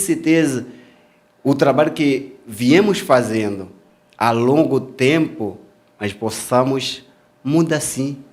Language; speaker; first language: Portuguese; non-native, fluent; Haitian Creole